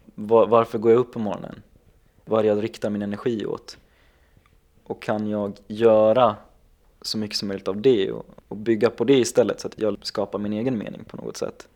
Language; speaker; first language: Swedish; non-native, local second language; Finnish